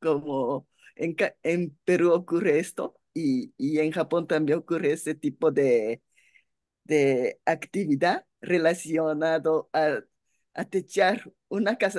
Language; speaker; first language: Spanish; non-native, fluent; Japanese